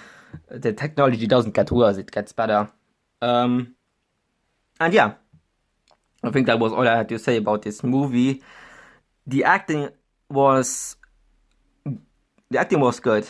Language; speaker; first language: English; non-native, fluent; German